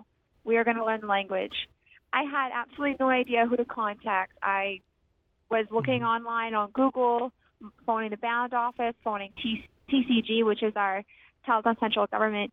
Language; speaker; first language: English; native; English